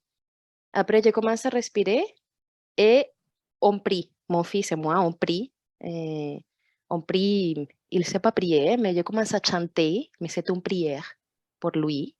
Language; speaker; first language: French; non-native, fluent; Portuguese